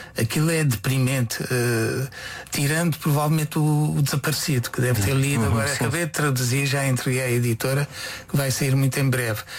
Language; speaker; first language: Portuguese; non-native, fluent; Konkani